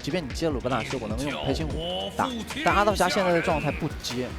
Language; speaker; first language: Chinese; native; Chinese